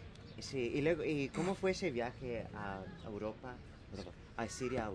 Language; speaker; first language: Spanish; non-native, learner; English